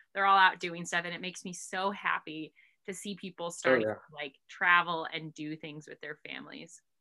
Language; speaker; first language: English; native; English